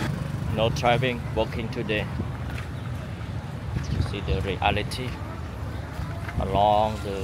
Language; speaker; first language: English; non-native, learner; Khmer